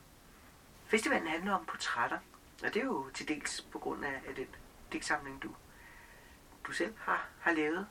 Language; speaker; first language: Danish; native; Danish